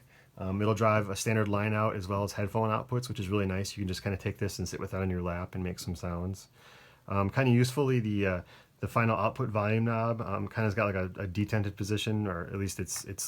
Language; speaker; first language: English; native; English